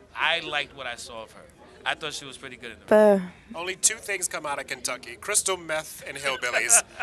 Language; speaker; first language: English; native; English